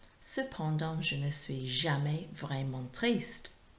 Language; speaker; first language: French; non-native, fluent; English